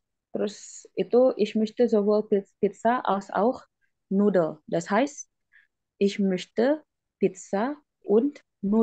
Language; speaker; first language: German; non-native, fluent; Indonesian